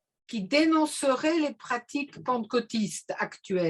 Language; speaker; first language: French; native; French